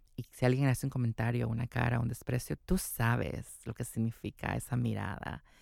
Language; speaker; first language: Spanish; native; Spanish